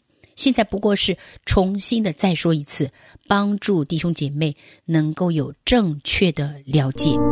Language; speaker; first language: Chinese; native; Chinese